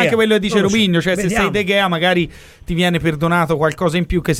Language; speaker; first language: Italian; native; Italian